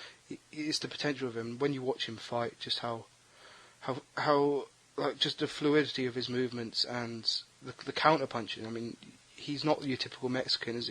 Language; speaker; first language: English; native; English